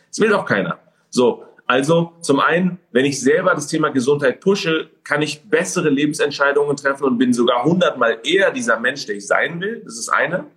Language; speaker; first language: German; early bilingual, other home language; Persian